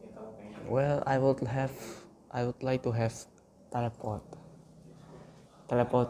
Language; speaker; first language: English; non-native, learner; Indonesian